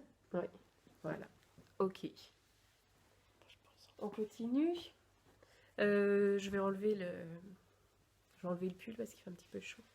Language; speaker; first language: French; native; French